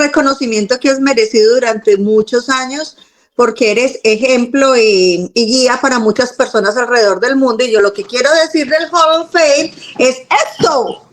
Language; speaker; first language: Spanish; native; Spanish